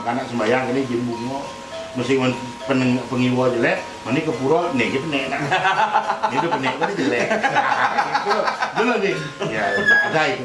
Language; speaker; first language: Indonesian; non-native, local second language; Balinese